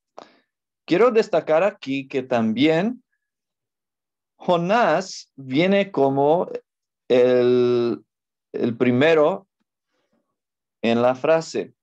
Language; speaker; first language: Spanish; non-native, fluent; English